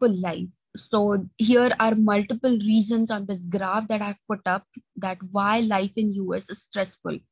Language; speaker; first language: English; non-native, local second language; Marathi